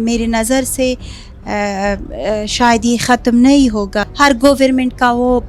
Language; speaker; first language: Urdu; non-native, fluent; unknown